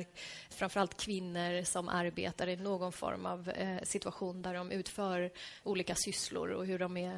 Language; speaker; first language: Swedish; native; Swedish